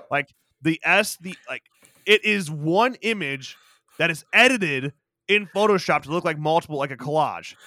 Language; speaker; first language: English; native; English